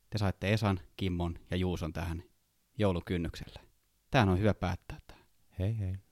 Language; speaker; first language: Finnish; native; Finnish